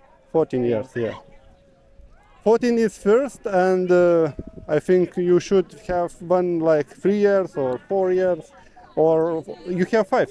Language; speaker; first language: English; non-native, learner; Lithuanian